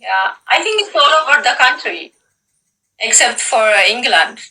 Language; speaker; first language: English; non-native, local second language; Amharic